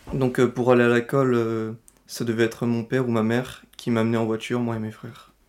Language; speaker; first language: French; native; French